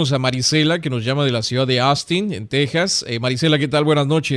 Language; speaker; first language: Spanish; native; Spanish